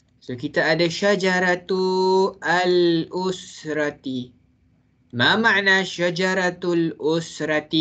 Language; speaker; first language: Arabic; non-native, fluent; Malay